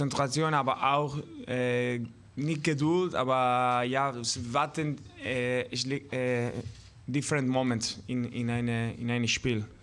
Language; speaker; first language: German; non-native, learner; Spanish